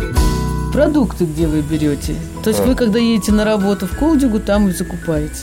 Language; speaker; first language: Russian; native; Russian